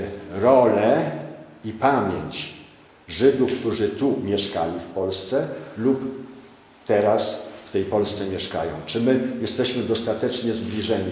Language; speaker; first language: Polish; native; Polish